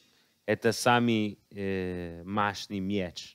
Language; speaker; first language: Russian; non-native, learner; English